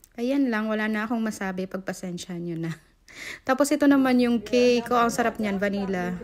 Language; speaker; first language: Filipino; native; Filipino